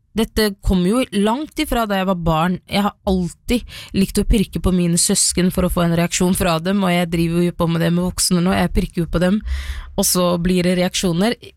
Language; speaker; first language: Norwegian; early bilingual, other home language; Somali